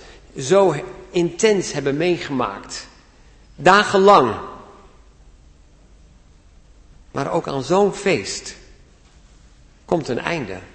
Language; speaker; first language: Dutch; native; Dutch